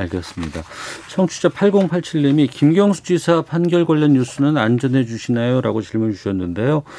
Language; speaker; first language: Korean; native; Korean